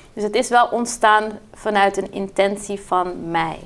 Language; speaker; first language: Dutch; non-native, fluent; Portuguese